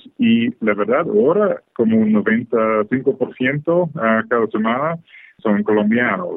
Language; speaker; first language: Spanish; non-native, fluent; English